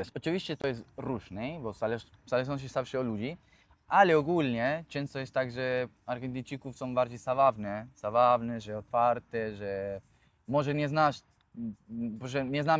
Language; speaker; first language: Polish; non-native, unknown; Spanish